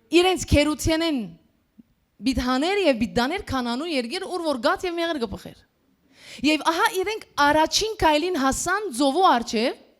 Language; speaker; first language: Armenian; early bilingual, heritage; Armenian